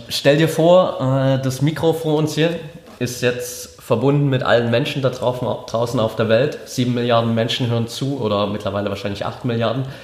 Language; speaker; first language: German; native; German